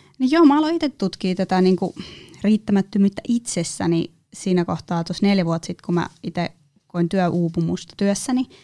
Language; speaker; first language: Finnish; native; Finnish